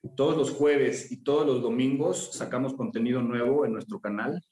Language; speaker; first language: Spanish; native; Spanish